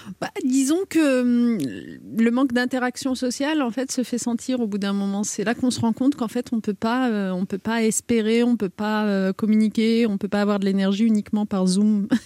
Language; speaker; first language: French; early bilingual, other home language; Arabic